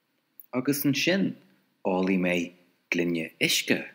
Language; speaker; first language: Irish; non-native, local second language; English